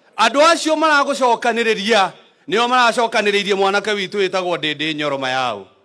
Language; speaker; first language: Swahili; non-native, local second language; Kikuyu